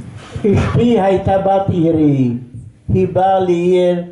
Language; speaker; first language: Hebrew; non-native, fluent; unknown